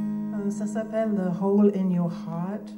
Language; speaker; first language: French; non-native, learner; English